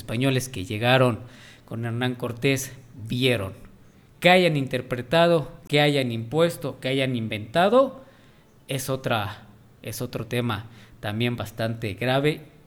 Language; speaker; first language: Spanish; non-native, local second language; Nahuatl languages